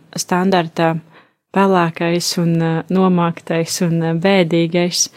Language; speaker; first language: Latvian; native; Latvian